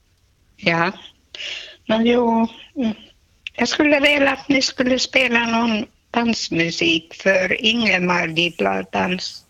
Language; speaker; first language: Swedish; non-native, local second language; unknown